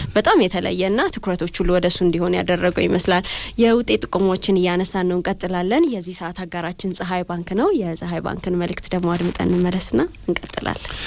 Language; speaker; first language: Amharic; native; Amharic